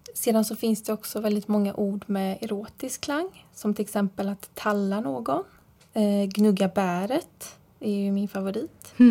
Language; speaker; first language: Swedish; native; Swedish